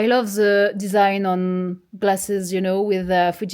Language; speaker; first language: English; non-native, learner; French